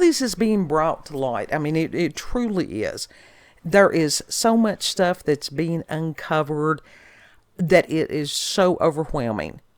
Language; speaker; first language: English; native; English